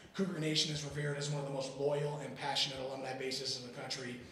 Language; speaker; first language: English; native; English